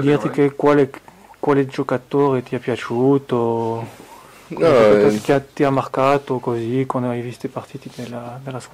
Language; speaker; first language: Italian; non-native, fluent; French